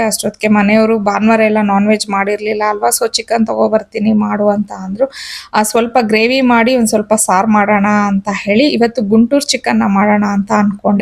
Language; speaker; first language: Kannada; native; Kannada